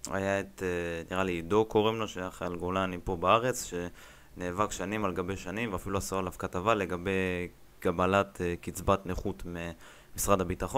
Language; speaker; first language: Hebrew; native; Hebrew